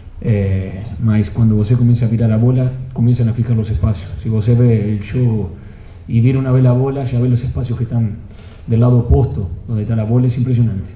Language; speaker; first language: Portuguese; non-native, fluent; Spanish